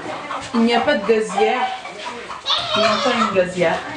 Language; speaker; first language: French; non-native, local second language; Arabic